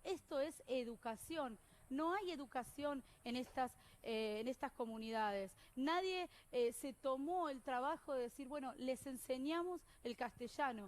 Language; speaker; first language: Spanish; native; Spanish